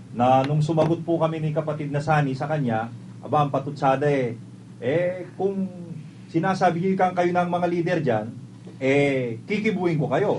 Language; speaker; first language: Filipino; native; Filipino